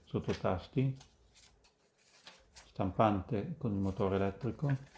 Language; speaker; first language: Italian; native; Italian